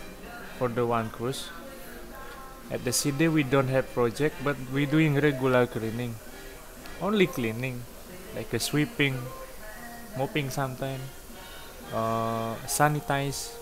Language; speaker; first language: English; non-native, learner; Indonesian